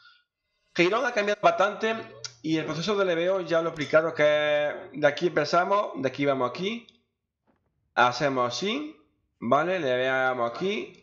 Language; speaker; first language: Spanish; native; Spanish